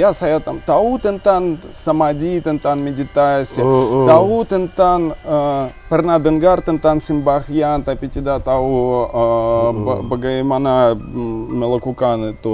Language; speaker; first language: Indonesian; non-native, learner; Russian